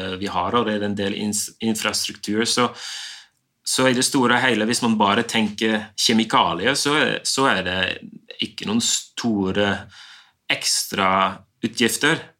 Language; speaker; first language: Norwegian; non-native, fluent; Dutch